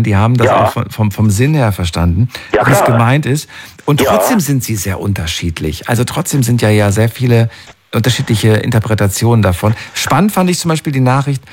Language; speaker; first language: German; native; German